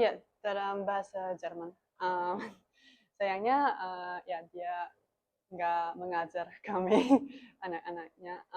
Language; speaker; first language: Indonesian; non-native, learner; German